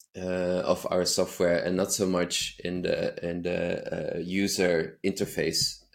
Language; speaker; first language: English; non-native, fluent; Dutch